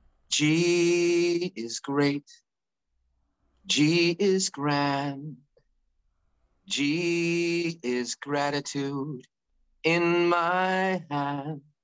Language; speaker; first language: English; native; English